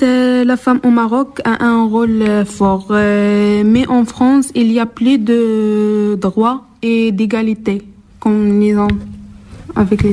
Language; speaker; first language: French; non-native, learner; Arabic